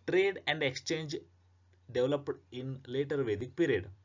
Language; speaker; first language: English; non-native, local second language; Kannada